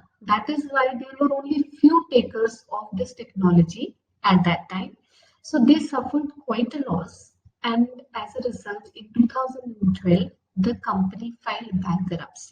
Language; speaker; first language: English; non-native, local second language; Hindi